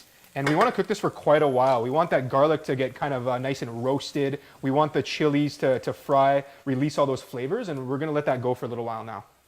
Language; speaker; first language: English; native; English